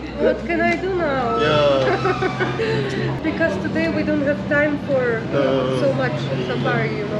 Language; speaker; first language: English; non-native, learner; Slovak